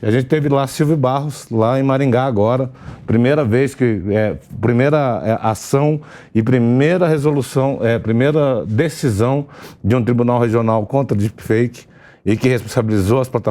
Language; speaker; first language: Portuguese; native; Portuguese